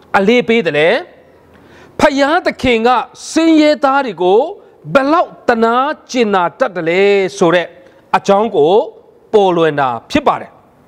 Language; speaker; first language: Burmese; non-native, local second language; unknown